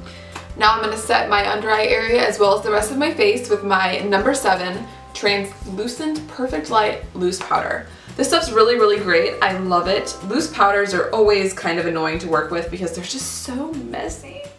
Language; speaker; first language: English; native; English